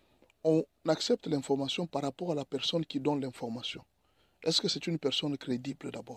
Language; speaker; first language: French; non-native, local second language; Lingala